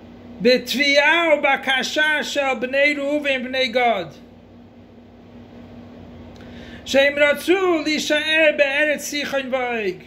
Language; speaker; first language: Hebrew; non-native, fluent; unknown